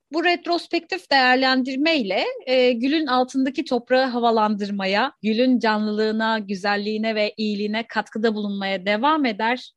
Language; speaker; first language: Turkish; native; Turkish